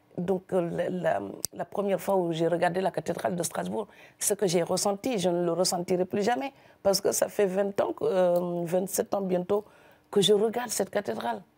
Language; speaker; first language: French; non-native, local second language; Serer